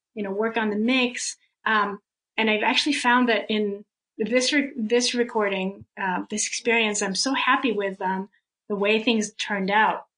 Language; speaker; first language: English; early bilingual, other home language; Russian